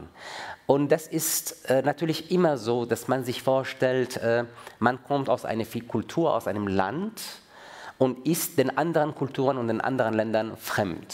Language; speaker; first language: German; non-native, fluent; Persian